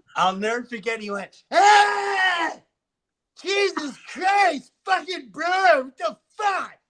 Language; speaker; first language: English; native; English